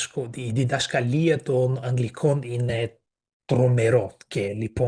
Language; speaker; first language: Greek; non-native, fluent; Portuguese